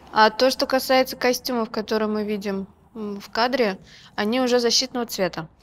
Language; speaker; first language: Russian; native; Russian